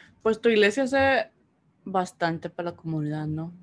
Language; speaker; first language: Spanish; early bilingual, heritage; Spanish